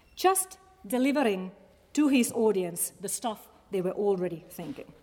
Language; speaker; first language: English; non-native, fluent; Finnish